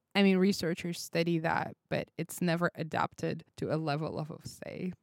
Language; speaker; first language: English; non-native, fluent; Russian